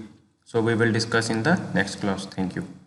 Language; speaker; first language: English; non-native, local second language; Hindi